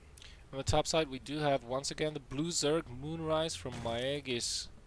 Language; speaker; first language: English; non-native, fluent; Dutch